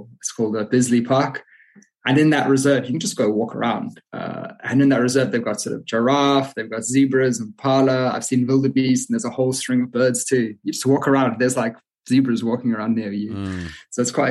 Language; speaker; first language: English; native; English